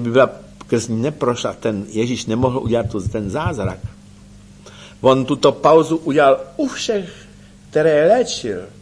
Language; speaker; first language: Czech; native; Czech